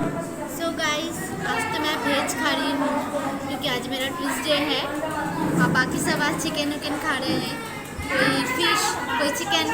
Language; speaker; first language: Hindi; native; Hindi